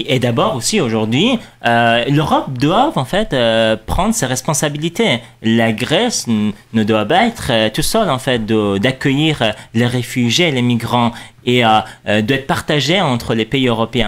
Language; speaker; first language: French; non-native, fluent; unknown